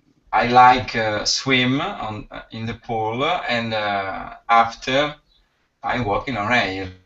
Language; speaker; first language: English; non-native, learner; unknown